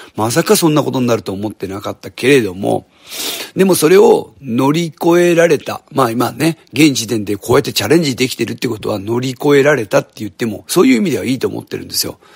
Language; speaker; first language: Japanese; native; Japanese